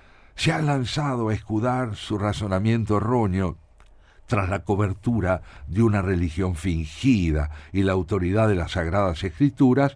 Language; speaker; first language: Spanish; native; Spanish